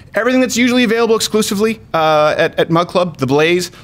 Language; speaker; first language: English; native; English